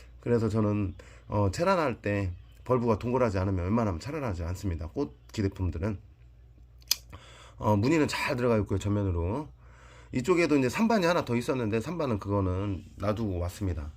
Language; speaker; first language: Korean; native; Korean